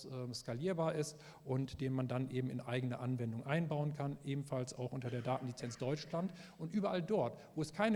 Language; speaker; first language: German; native; German